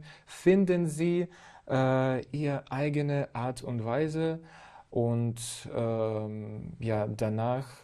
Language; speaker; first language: German; non-native, fluent; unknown